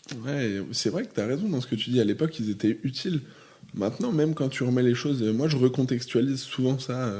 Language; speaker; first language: French; native; French